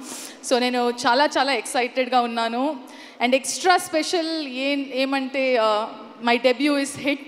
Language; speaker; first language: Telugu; non-native, learner; Kannada